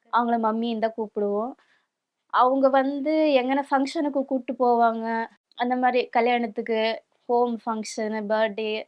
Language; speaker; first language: Tamil; non-native, local second language; Kannada